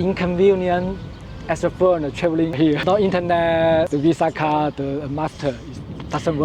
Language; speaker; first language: English; non-native, fluent; Chinese